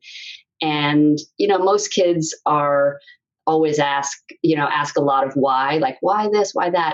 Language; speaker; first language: English; native; English